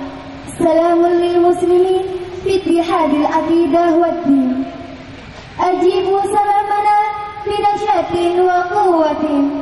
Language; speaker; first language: Arabic; non-native, learner; Indonesian